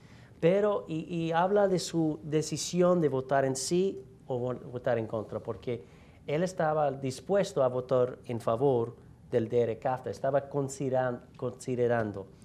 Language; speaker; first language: Spanish; non-native, fluent; English